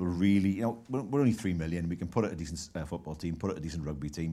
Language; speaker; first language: English; native; English